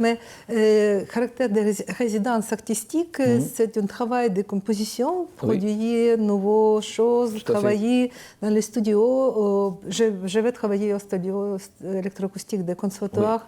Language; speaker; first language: French; non-native, learner; Ukrainian